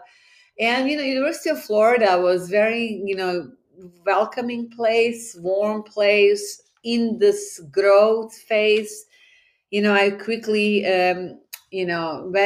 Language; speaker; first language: English; non-native, fluent; Bosnian